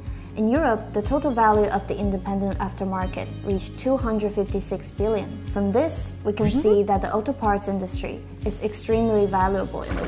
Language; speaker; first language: English; non-native, fluent; Chinese